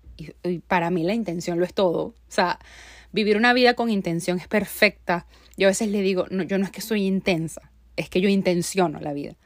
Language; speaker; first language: Spanish; native; Spanish